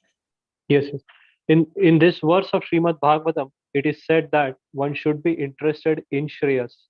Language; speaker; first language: English; non-native, local second language; Hindi